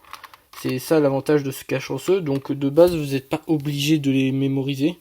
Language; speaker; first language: French; native; French